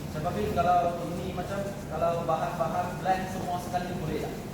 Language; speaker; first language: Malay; non-native, local second language; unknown